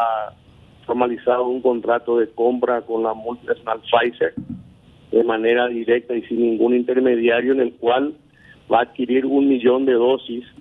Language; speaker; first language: Spanish; native; Spanish